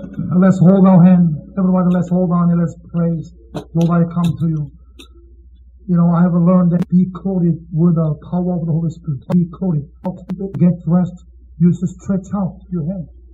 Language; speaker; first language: English; non-native, fluent; Korean